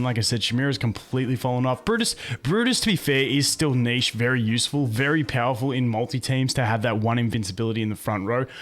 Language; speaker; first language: English; native; English